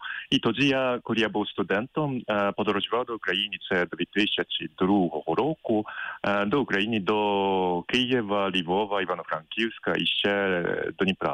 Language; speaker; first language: Ukrainian; non-native, fluent; Japanese